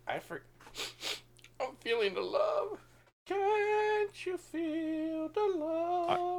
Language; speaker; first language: English; native; English